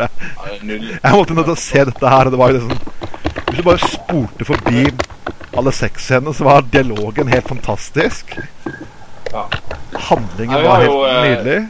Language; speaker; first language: Norwegian; native; Norwegian